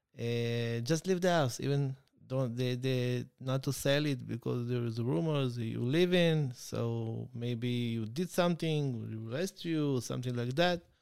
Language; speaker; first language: English; non-native, learner; Hebrew